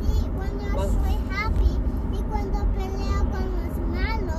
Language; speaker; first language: Spanish; early bilingual, other home language; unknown